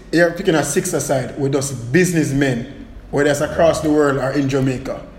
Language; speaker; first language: English; non-native, local second language; Jamaican Creole English